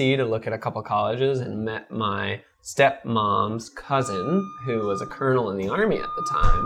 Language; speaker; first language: English; native; English